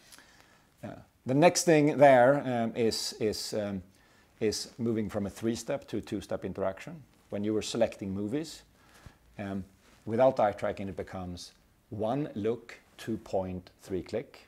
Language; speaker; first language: English; non-native, fluent; Swedish